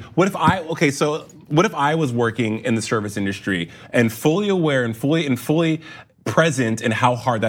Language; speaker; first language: English; native; English